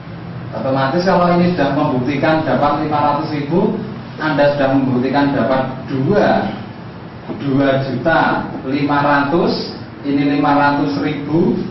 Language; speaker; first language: Indonesian; native; Indonesian